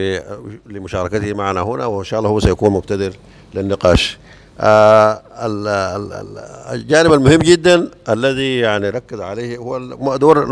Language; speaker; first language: Arabic; native; Arabic